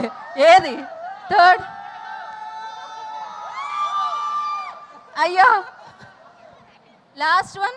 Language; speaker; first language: Telugu; native; Telugu